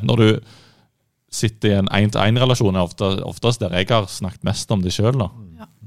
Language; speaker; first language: Norwegian; native; Norwegian